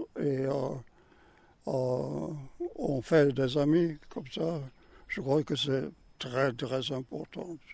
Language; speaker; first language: French; non-native, learner; German